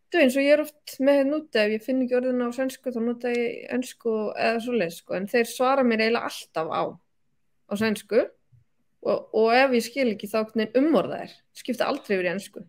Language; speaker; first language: Icelandic; native; Icelandic